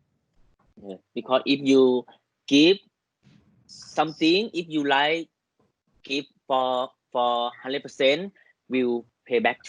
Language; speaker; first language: English; non-native, learner; Thai